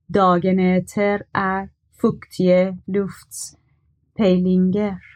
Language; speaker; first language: Norwegian; non-native, learner; Persian